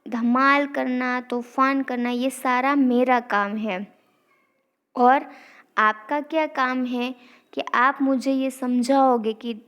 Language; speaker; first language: Hindi; non-native, local second language; Gujarati